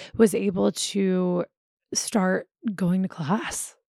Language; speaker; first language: English; native; English